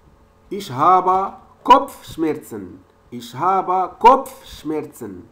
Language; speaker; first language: German; non-native, learner; French